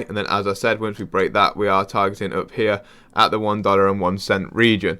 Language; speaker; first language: English; native; English